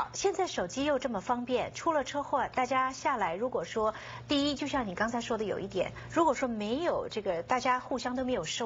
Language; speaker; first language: Chinese; native; Chinese